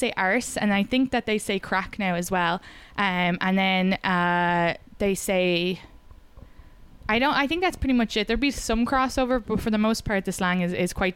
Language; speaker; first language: English; native; English